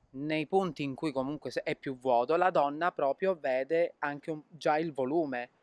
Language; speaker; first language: Italian; native; Italian